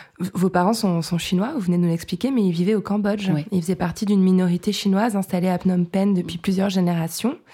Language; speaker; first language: French; native; French